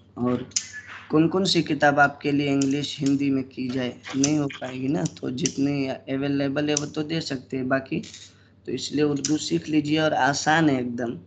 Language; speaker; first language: Urdu; native; Urdu